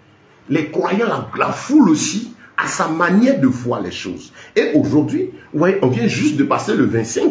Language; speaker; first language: French; native; French